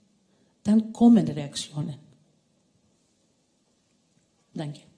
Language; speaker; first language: German; non-native, fluent; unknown